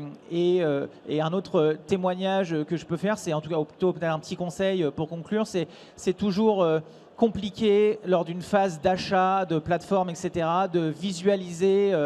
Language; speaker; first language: French; native; French